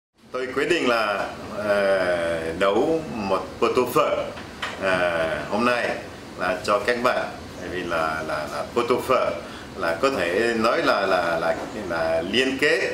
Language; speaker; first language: Vietnamese; non-native, fluent; French